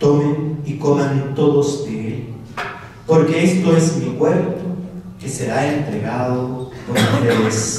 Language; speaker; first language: Spanish; native; Spanish